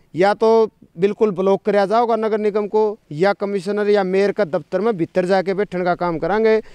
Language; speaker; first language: Hindi; native; Hindi